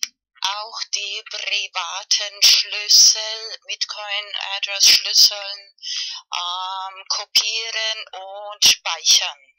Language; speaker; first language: German; non-native, fluent; Spanish